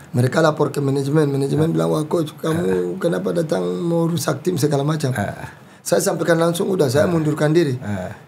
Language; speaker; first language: Indonesian; non-native, fluent; French